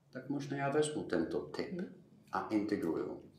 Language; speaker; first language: Czech; non-native, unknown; English